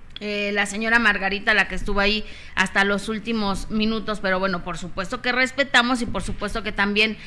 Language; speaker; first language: Spanish; native; Spanish